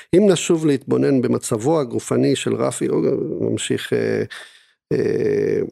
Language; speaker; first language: Hebrew; non-native, fluent; Spanish